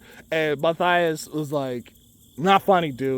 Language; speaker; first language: English; native; English